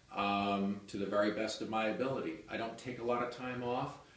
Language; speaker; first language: English; native; English